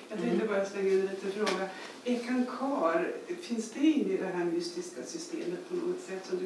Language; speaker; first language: Swedish; non-native, fluent; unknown